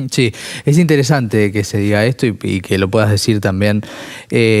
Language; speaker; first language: Spanish; native; Spanish